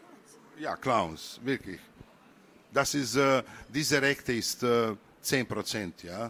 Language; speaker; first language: German; non-native, learner; Serbian